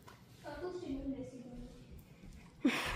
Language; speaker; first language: French; native; French